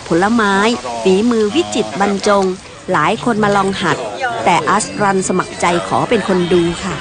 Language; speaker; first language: Thai; native; Thai